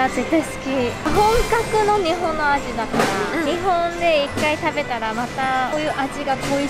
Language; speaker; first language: Japanese; non-native, fluent; Chinese